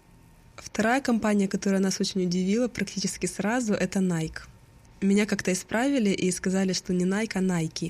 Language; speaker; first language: Russian; native; Russian